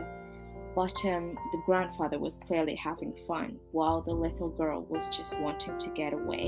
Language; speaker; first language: English; non-native, local second language; Cantonese